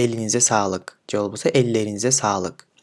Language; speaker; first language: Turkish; non-native, fluent; Kyrgyz